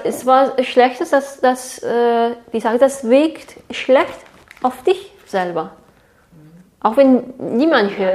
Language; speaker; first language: German; non-native, fluent; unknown